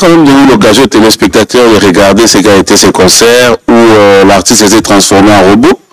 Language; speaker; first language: French; non-native, local second language; Lingala